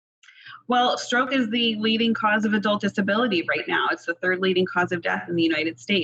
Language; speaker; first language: English; native; English